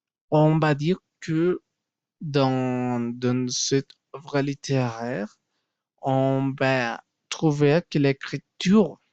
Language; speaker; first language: French; non-native, learner; Spanish